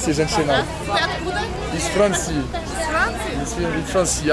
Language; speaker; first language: Russian; non-native, learner; French